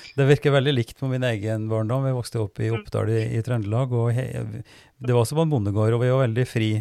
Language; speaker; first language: Norwegian; native; Norwegian